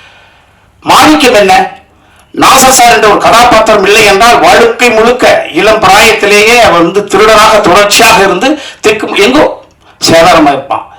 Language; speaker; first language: Tamil; native; Tamil